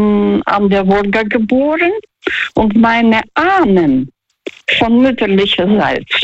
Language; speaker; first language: German; non-native, learner; Russian